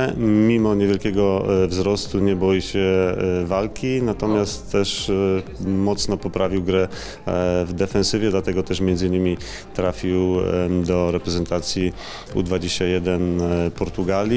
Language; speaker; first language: Polish; native; Polish